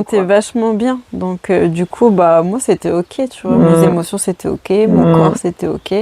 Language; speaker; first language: French; native; French